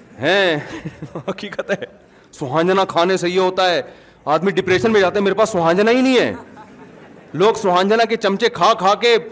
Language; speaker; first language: Urdu; native; Urdu